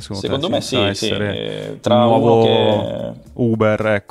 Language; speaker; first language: Italian; native; Italian